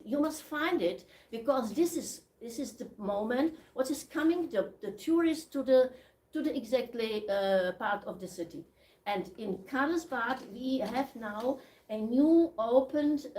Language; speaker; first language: English; non-native, learner; Czech